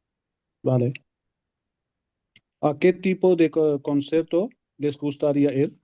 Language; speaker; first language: Spanish; non-native, learner; Urdu